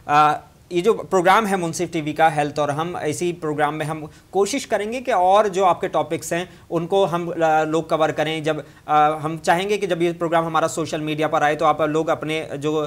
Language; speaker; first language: Hindi; non-native, local second language; Urdu